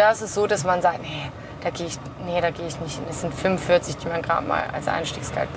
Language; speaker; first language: German; native; German